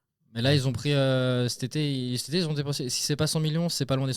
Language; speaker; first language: French; native; French